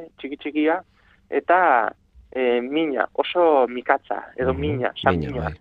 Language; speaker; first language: Basque; native; Basque